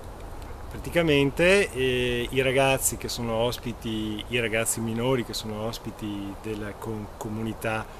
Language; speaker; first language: Italian; native; Italian